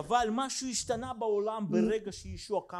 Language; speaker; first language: Hebrew; non-native, fluent; Russian